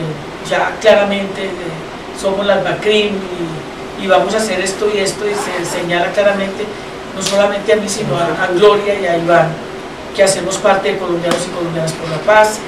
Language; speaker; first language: Spanish; native; Spanish